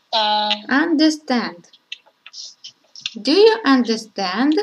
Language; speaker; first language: English; non-native, learner; Russian